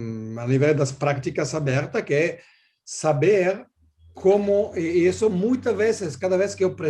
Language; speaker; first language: Portuguese; non-native, learner; Italian